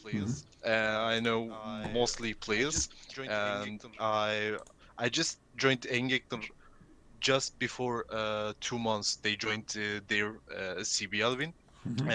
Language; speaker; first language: English; non-native, learner; Turkish